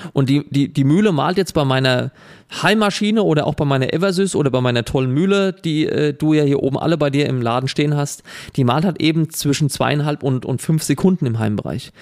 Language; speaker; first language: German; native; German